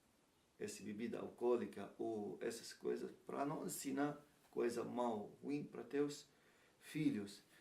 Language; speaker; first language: Portuguese; non-native, learner; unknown